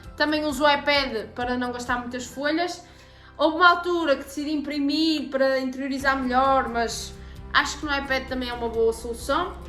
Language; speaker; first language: Portuguese; native; Portuguese